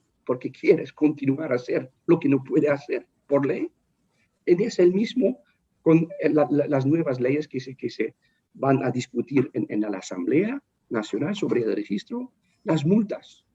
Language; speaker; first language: Spanish; non-native, fluent; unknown